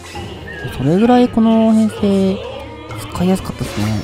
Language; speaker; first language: Japanese; native; Japanese